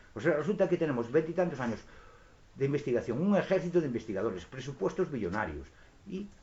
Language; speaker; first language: Spanish; non-native, local second language; Galician